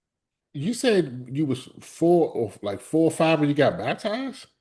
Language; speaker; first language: English; native; English